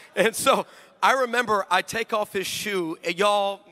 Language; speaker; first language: English; native; English